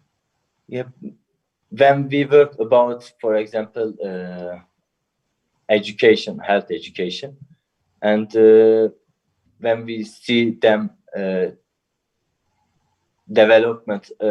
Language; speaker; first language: English; non-native, learner; Turkish